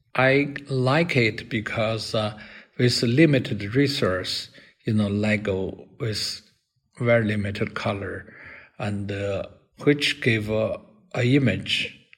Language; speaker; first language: English; non-native, fluent; Chinese